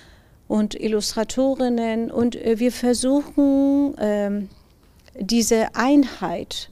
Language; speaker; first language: German; non-native, fluent; Persian